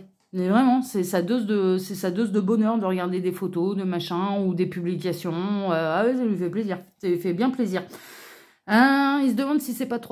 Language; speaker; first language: French; native; French